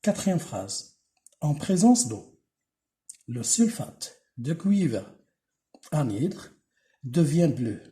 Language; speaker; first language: French; non-native, local second language; Arabic